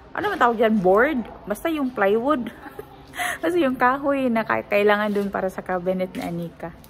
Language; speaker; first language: Filipino; non-native, local second language; Cebuano